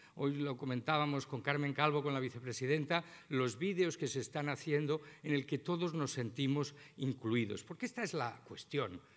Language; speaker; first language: Spanish; non-native, local second language; Catalan